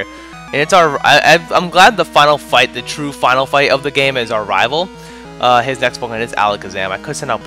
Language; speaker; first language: English; native; English